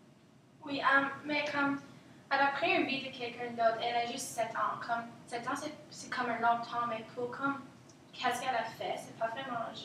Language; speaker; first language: French; non-native, local second language; English